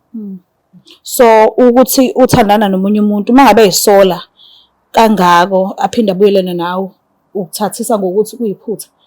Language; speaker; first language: Zulu; native; Zulu